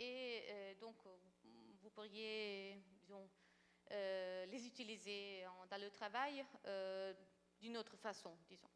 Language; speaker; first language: French; non-native, fluent; Italian